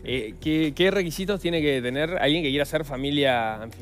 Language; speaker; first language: Spanish; native; Spanish